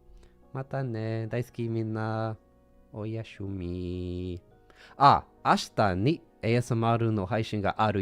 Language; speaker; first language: Japanese; non-native, learner; English